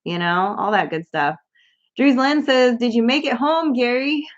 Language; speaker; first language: English; native; English